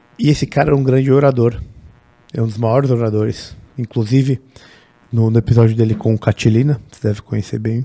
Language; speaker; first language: Portuguese; native; Portuguese